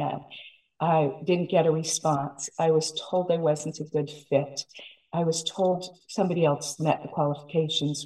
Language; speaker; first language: English; native; English